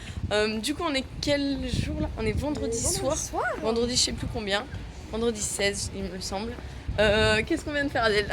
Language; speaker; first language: French; native; French